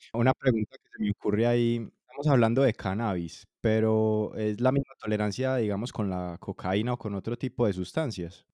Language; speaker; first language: Spanish; native; Spanish